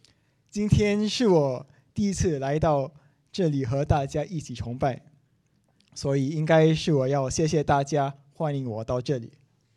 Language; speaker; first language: Chinese; non-native, local second language; English